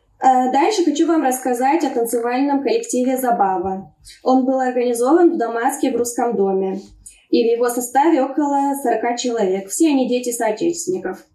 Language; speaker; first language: Russian; early bilingual, heritage; Russian